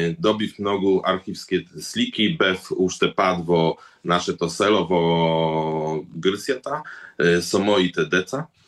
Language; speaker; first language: Macedonian; early bilingual, heritage; Macedonian